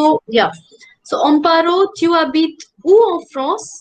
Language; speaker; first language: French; non-native, fluent; Hindi